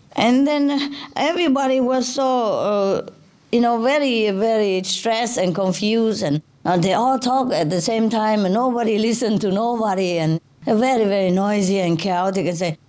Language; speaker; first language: English; non-native, fluent; Vietnamese